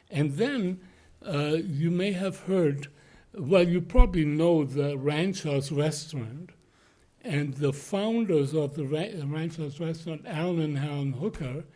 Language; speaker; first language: English; non-native, fluent; German